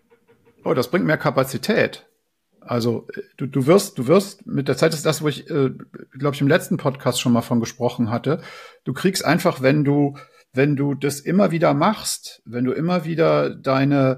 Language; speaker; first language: German; native; German